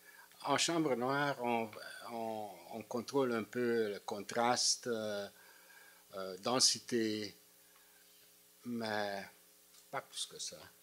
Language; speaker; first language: French; non-native, fluent; Hungarian